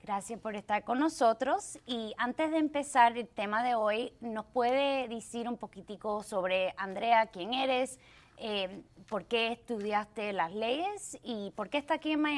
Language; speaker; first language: Spanish; early bilingual, heritage; Spanish